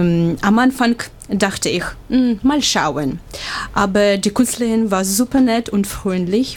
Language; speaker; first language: German; non-native, learner; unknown